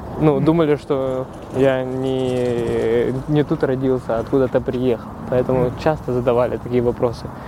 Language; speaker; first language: Russian; native; Russian